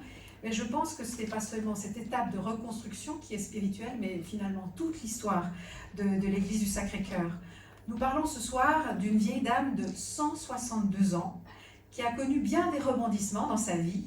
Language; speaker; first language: French; native; French